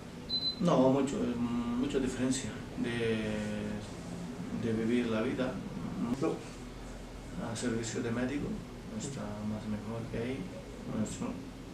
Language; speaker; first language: Spanish; non-native, learner; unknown